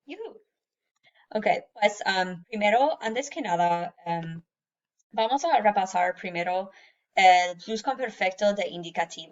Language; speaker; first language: Spanish; non-native, fluent; English